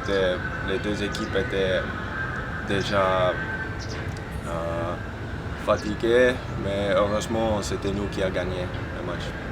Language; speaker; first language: French; non-native, fluent; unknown